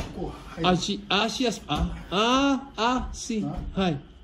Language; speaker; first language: Japanese; non-native, learner; Portuguese